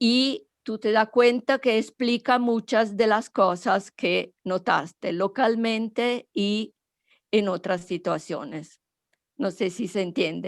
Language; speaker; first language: Spanish; non-native, fluent; Italian